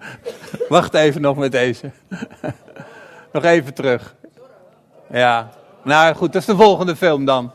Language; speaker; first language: Dutch; native; Dutch